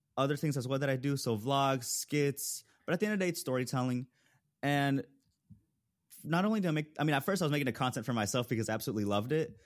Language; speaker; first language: English; early bilingual, other home language; Spanish